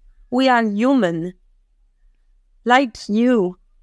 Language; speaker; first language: English; non-native, fluent; Hebrew